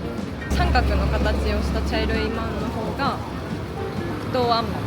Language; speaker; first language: Japanese; native; Japanese